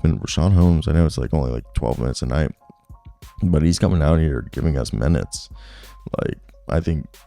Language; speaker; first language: English; native; English